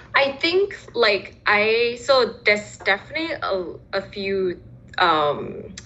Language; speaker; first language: English; early bilingual, other home language; Chinese